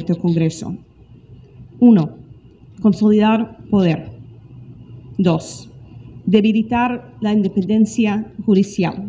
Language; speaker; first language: Spanish; non-native, fluent; English